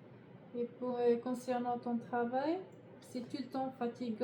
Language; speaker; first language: French; non-native, learner; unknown